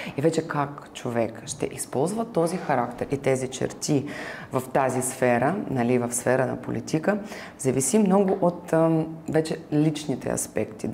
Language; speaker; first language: Bulgarian; non-native, fluent; Ukrainian